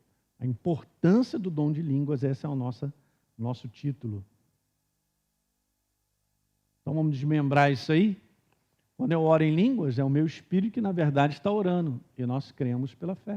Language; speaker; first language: Portuguese; native; Portuguese